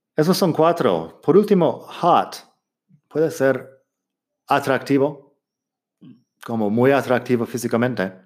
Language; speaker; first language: Spanish; non-native, fluent; English